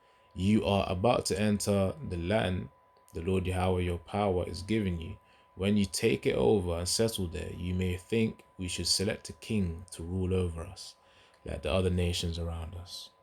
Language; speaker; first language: English; native; English